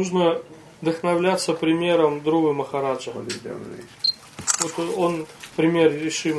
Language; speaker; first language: Russian; native; Russian